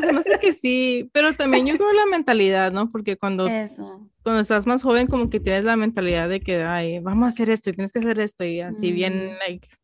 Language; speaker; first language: Spanish; early bilingual, heritage; Spanish